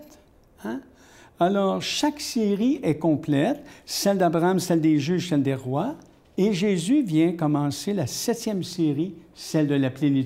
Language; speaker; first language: French; native; French